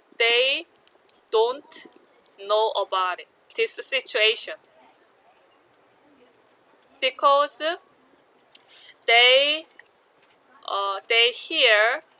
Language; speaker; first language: English; non-native, learner; Korean